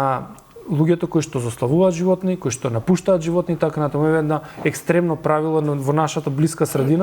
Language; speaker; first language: Macedonian; native; Macedonian